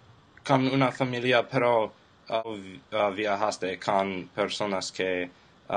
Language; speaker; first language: Spanish; non-native, learner; English